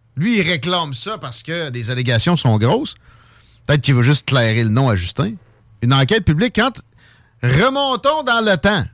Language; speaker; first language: French; native; French